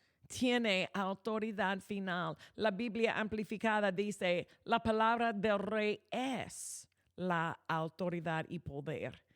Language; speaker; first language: Spanish; non-native, fluent; English